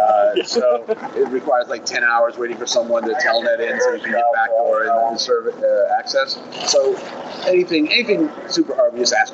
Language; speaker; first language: English; native; English